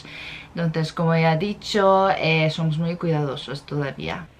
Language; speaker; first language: Spanish; non-native, fluent; Korean